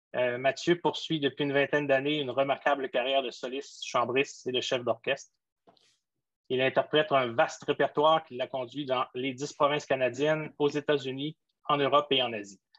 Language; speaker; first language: French; native; French